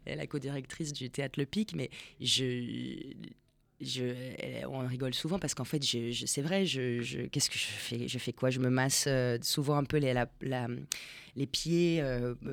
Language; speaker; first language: French; non-native, fluent; Spanish